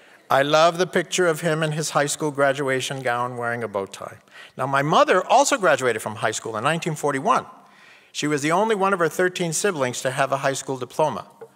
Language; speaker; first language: English; native; English